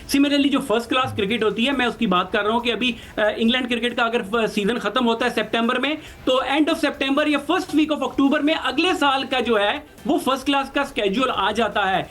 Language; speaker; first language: Urdu; non-native, local second language; Punjabi